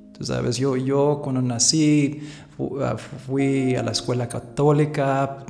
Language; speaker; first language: Spanish; early bilingual, heritage; Spanish